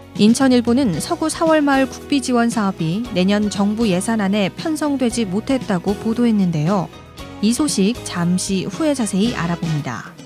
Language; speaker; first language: Korean; native; Korean